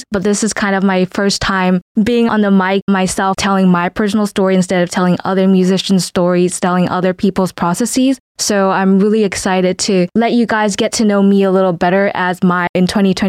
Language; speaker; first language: English; non-native, fluent; Vietnamese